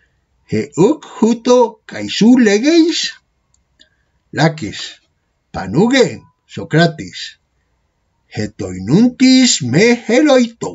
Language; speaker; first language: Greek; non-native, learner; Spanish